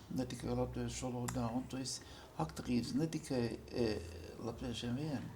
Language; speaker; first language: Latvian; native; Latvian